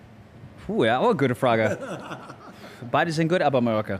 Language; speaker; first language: German; non-native, learner; English